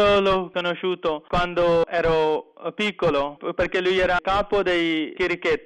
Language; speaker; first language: Italian; non-native, fluent; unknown